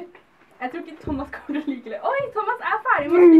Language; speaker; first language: Norwegian; native; Norwegian